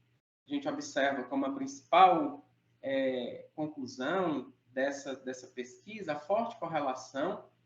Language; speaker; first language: Portuguese; native; Portuguese